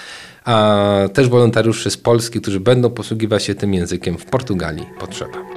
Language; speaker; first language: Polish; native; Polish